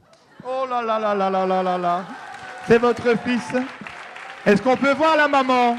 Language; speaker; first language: French; native; French